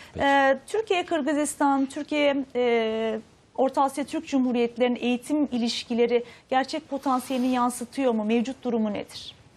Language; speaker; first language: Turkish; native; Turkish